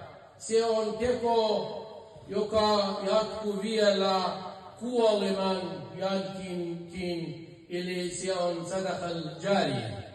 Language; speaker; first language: Finnish; non-native, fluent; Arabic